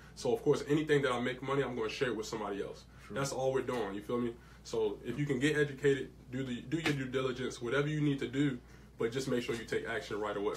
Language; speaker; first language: English; native; English